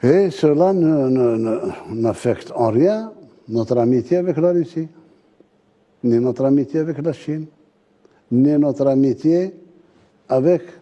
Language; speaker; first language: French; non-native, local second language; Arabic